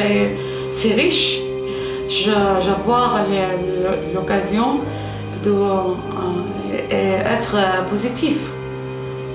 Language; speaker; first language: French; non-native, learner; Arabic